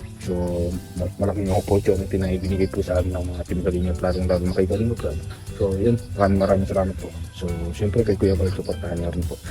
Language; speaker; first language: Filipino; non-native, local second language; Bikol